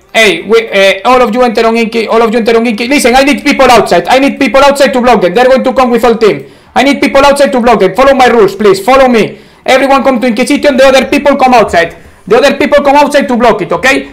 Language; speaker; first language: English; non-native, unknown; Spanish